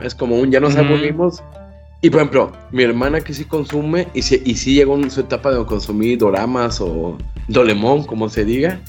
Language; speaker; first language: Spanish; native; Spanish